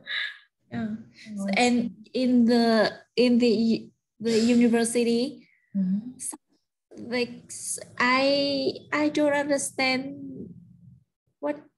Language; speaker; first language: English; non-native, learner; Vietnamese